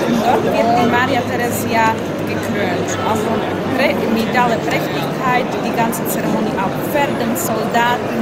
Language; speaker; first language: German; non-native, fluent; Slovak